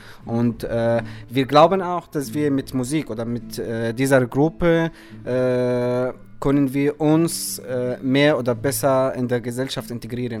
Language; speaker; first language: German; non-native, fluent; Arabic